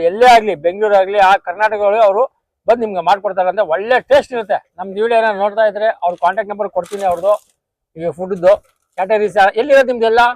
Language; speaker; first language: Kannada; non-native, local second language; Urdu